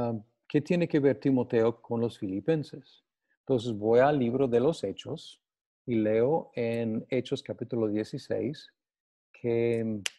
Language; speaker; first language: Spanish; non-native, fluent; English